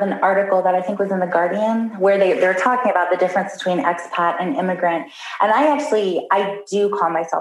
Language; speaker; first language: English; native; English